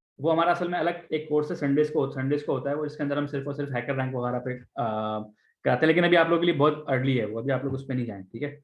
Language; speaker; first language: Hindi; native; Hindi